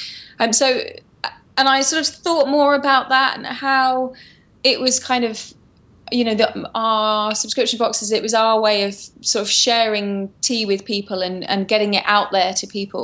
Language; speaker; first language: English; native; English